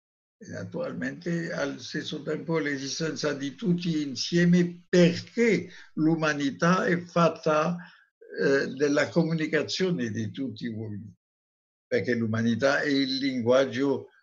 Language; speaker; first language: Italian; non-native, fluent; French